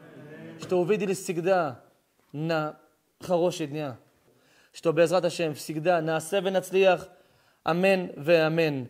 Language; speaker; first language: Russian; early bilingual, heritage; Russian